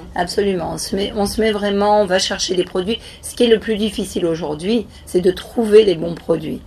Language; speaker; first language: French; native; French